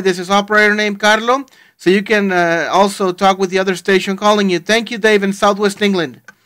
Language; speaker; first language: English; non-native, fluent; Spanish